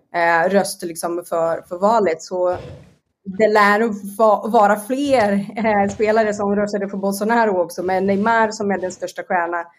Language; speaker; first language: Swedish; non-native, fluent; Portuguese